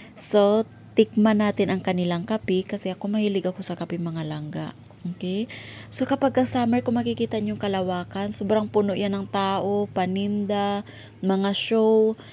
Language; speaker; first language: Filipino; non-native, local second language; Cebuano